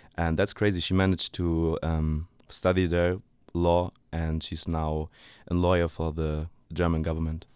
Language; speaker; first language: English; non-native, fluent; German